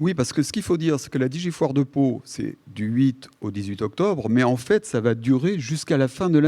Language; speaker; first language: French; native; French